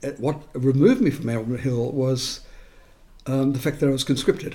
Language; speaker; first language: English; non-native, local second language; Estonian